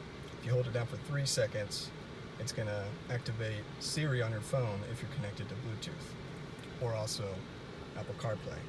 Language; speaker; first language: English; native; English